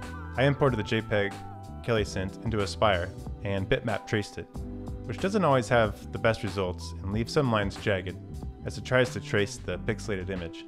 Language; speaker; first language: English; native; English